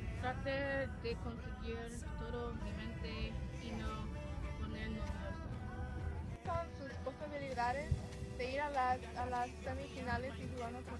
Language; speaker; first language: Spanish; non-native, learner; English